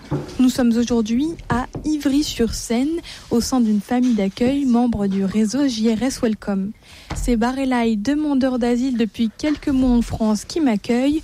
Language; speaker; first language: French; native; French